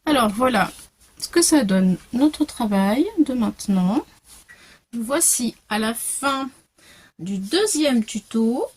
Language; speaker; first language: French; native; French